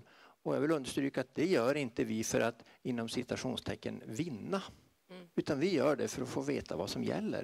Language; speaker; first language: Swedish; native; Swedish